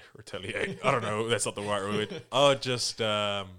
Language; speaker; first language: English; early bilingual, other home language; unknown